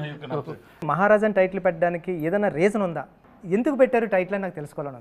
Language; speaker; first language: Telugu; native; Telugu